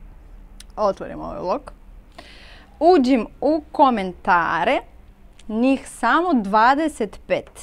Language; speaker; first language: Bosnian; non-native, learner; Russian